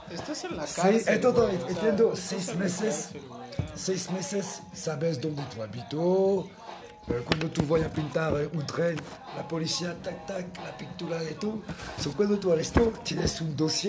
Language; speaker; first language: Spanish; non-native, learner; French